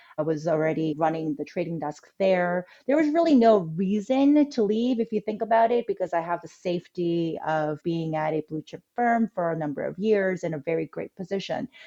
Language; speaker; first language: English; early bilingual, other home language; Korean